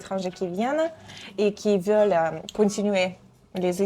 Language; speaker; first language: French; non-native, fluent; Russian